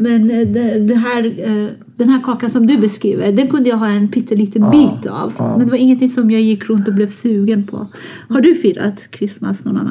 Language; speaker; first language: Swedish; non-native, fluent; Persian